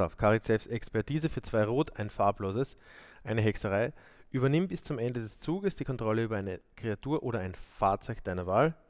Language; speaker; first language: German; native; German